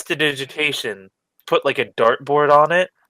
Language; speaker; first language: English; native; English